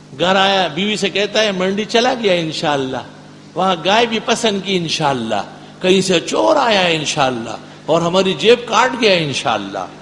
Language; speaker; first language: Urdu; non-native, local second language; Pashto